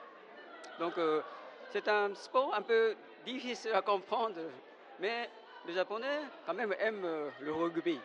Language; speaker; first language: French; non-native, fluent; Japanese